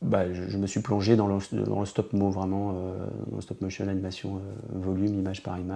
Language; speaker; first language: French; native; French